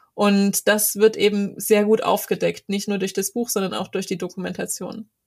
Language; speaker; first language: German; native; German